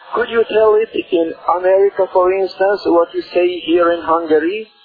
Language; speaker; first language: English; non-native, learner; Hungarian